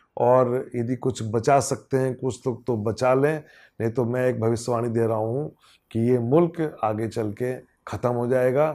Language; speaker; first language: Hindi; native; Hindi